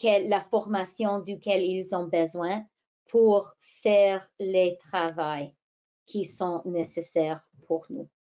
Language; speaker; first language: French; non-native, fluent; English